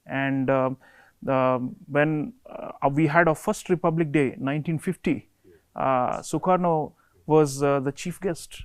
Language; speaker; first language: English; non-native, local second language; Hindi